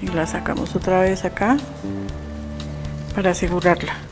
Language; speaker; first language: Spanish; native; Spanish